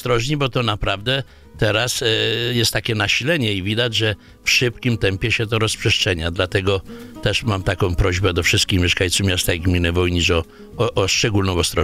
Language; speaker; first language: Polish; native; Polish